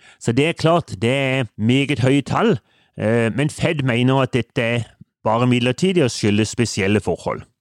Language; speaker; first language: Norwegian; native; Norwegian